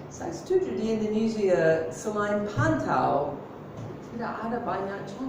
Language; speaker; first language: Indonesian; non-native, fluent; English